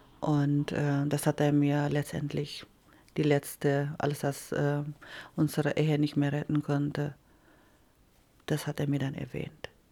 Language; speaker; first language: German; non-native, fluent; Iloko